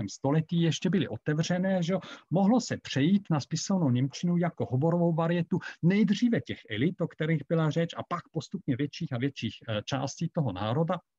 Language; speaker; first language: Czech; non-native, fluent; German